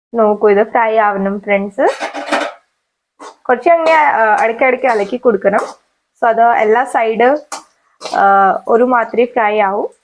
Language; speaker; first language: Malayalam; non-native, learner; Hindi